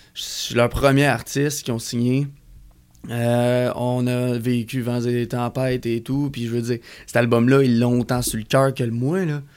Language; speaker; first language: French; native; French